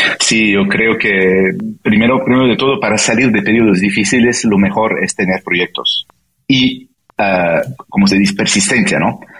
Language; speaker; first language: Spanish; non-native, fluent; French